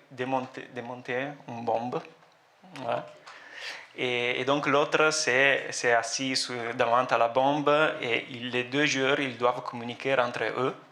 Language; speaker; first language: French; non-native, fluent; Italian